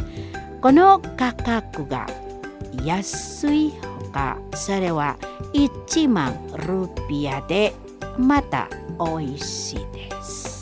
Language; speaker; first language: Japanese; non-native, fluent; Indonesian